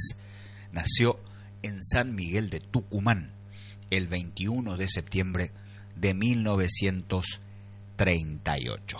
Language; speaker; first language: Spanish; native; Spanish